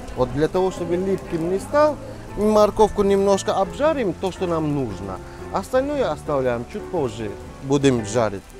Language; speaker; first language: Russian; non-native, local second language; Tajik